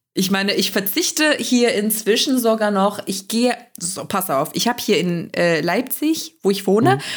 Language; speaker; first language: German; non-native, fluent; Turkish